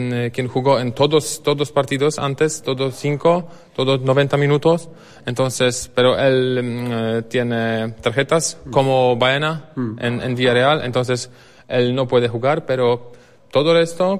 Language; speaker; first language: Spanish; non-native, fluent; Polish